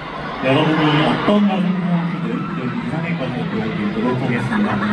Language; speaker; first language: Korean; native; Korean